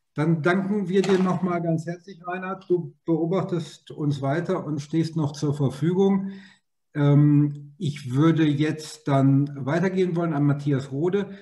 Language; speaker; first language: German; native; German